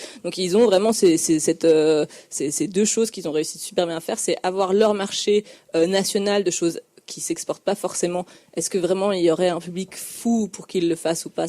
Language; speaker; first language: French; native; French